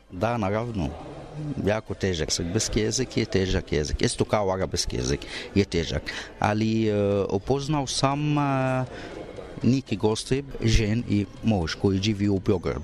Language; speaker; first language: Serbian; non-native, learner; Arabic